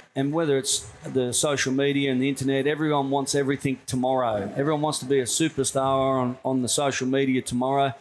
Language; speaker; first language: English; native; English